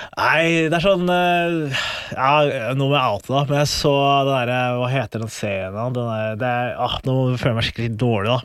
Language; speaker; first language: Norwegian; early bilingual, other home language; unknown